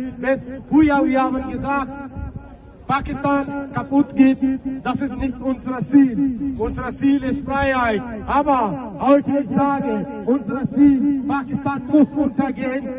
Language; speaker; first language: German; non-native, learner; Baluchi